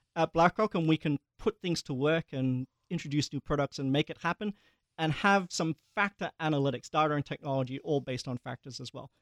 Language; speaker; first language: English; early bilingual, other home language; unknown